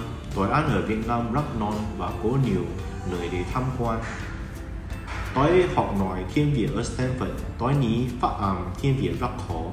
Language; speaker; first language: Vietnamese; non-native, learner; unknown